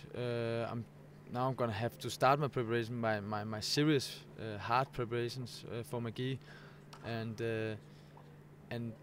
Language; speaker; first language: English; non-native, fluent; Danish